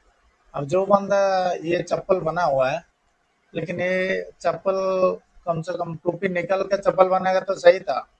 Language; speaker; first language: Hindi; non-native, learner; Bangla